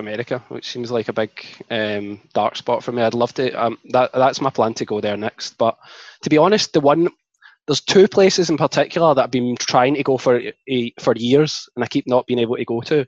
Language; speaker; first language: English; native; English